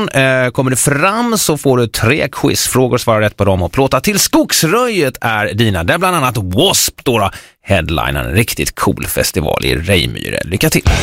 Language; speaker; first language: Swedish; native; Swedish